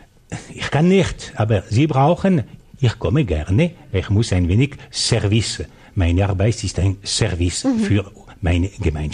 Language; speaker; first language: German; non-native, local second language; French